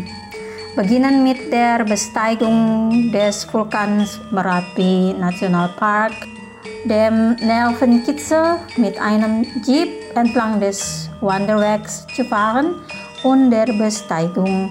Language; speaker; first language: German; non-native, fluent; Indonesian